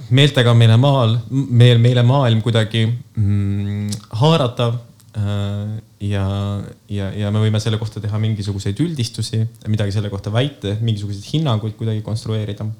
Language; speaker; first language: Estonian; native; Estonian